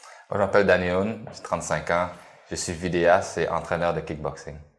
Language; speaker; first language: French; early bilingual, other home language; Khmer